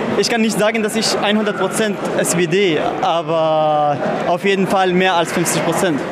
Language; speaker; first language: German; non-native, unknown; Arabic